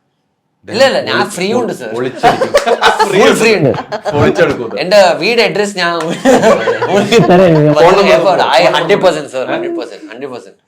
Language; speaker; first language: Malayalam; non-native, learner; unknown